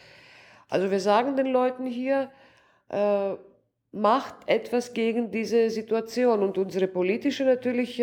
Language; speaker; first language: German; non-native, local second language; Greek